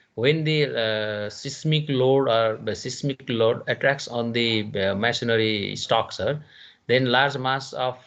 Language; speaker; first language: English; non-native, local second language; Nepali